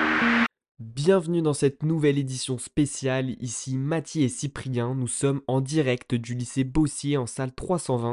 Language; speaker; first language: French; native; French